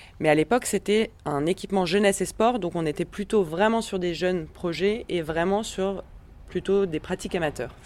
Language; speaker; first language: French; native; French